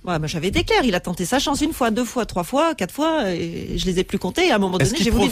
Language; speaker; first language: French; native; French